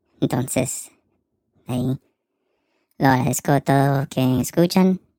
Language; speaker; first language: Spanish; early bilingual, heritage; Spanish